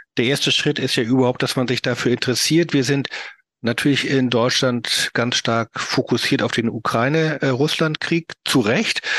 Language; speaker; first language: German; native; German